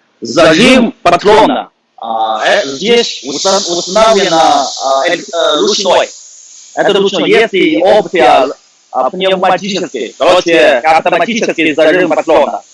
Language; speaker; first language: Russian; non-native, fluent; Chinese